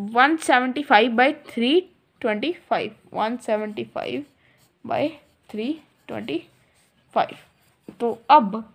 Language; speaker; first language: Hindi; non-native, local second language; Punjabi